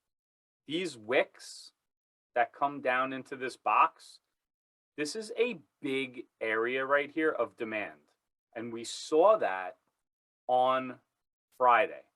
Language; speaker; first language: English; native; English